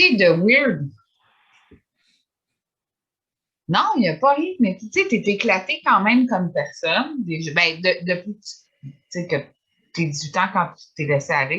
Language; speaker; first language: French; native; French